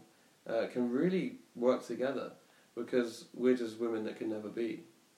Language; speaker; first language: English; native; English